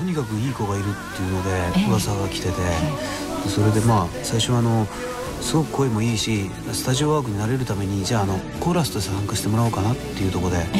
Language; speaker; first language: Japanese; native; Japanese